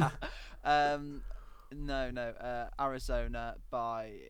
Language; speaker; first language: English; native; English